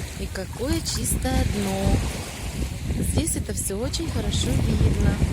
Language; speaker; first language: Russian; native; Russian